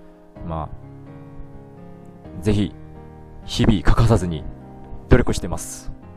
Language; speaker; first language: Japanese; non-native, learner; Korean